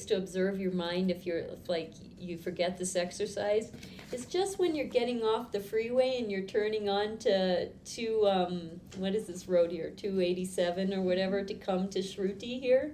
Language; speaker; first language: English; native; English